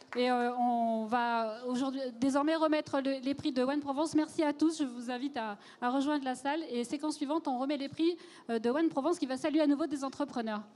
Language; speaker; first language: French; native; French